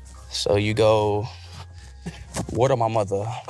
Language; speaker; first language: English; native; English